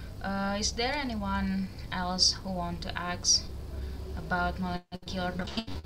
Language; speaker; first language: English; non-native, learner; Indonesian